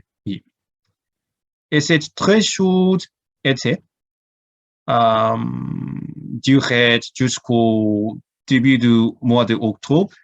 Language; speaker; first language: French; non-native, learner; Cantonese